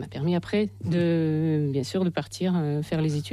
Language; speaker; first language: French; non-native, fluent; Russian